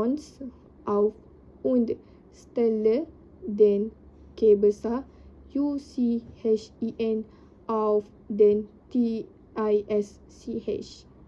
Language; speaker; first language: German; non-native, learner; Indonesian